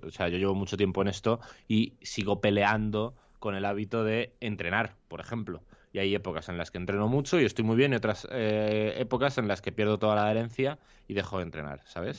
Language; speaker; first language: Spanish; native; Spanish